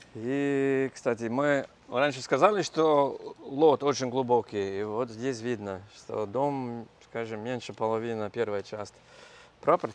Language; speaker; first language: Russian; non-native, learner; English